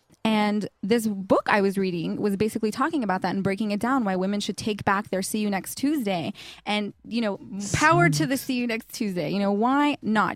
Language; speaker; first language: English; early bilingual, other home language; Persian